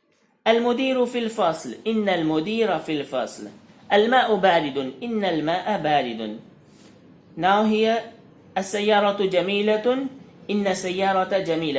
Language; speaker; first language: Arabic; non-native, fluent; Urdu